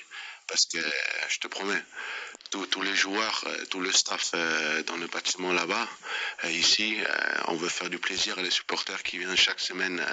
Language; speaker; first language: French; non-native, fluent; Danish